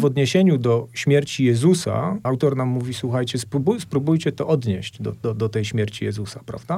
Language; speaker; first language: Polish; native; Polish